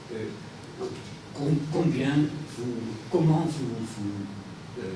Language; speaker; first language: French; non-native, fluent; Dutch